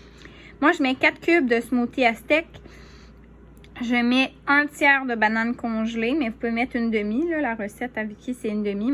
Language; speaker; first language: French; native; French